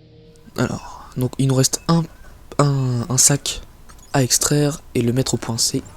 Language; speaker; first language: French; native; French